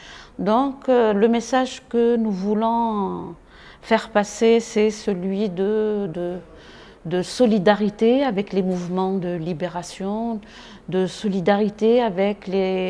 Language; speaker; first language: French; non-native, local second language; Arabic